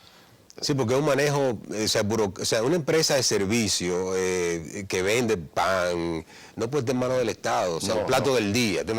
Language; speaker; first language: Spanish; native; Spanish